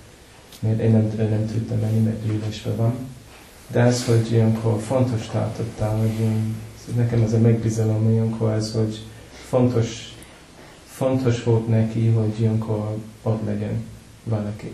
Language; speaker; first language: Hungarian; non-native, learner; English